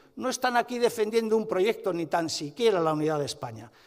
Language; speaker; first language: Spanish; native; Spanish